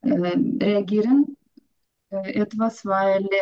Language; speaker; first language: German; non-native, learner; Ukrainian